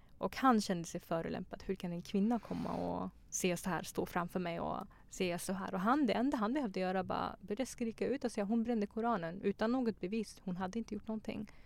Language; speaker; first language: Swedish; early bilingual, other home language; Persian